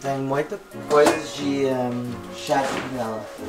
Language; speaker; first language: Portuguese; non-native, learner; English